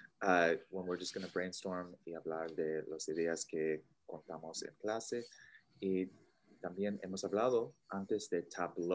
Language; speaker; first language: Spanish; non-native, fluent; English